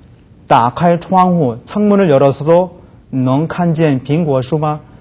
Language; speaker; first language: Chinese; non-native, fluent; Korean